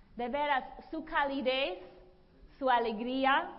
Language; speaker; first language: Spanish; non-native, fluent; English